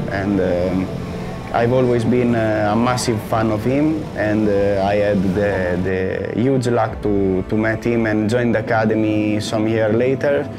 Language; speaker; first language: English; non-native, fluent; Italian